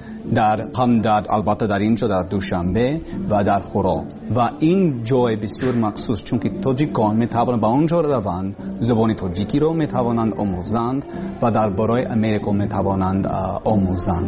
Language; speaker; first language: Persian; non-native, learner; English